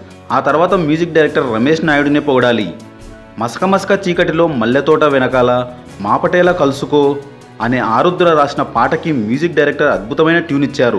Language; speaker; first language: Telugu; native; Telugu